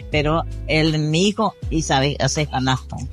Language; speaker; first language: Spanish; non-native, local second language; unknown